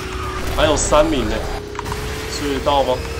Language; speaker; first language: Chinese; native; Chinese